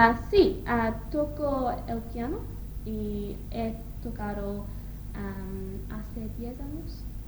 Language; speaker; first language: Spanish; non-native, learner; English